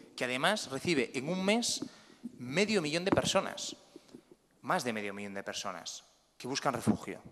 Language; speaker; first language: Spanish; native; Spanish